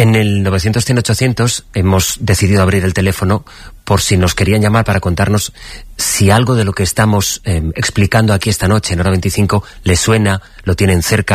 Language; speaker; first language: Spanish; native; Spanish